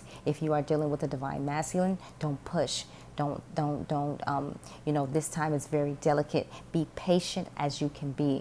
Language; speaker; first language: English; native; English